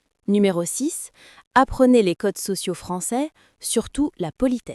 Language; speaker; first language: French; non-native, fluent; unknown